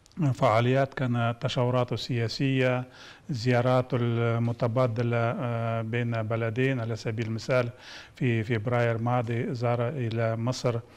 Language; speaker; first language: Arabic; non-native, fluent; Kazakh